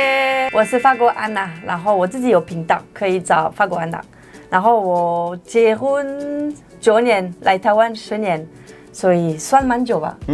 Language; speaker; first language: Chinese; non-native, fluent; French